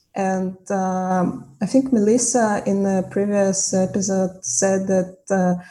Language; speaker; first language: English; non-native, fluent; Russian